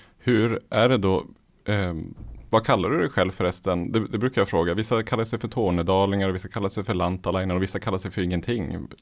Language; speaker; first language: Swedish; native; Swedish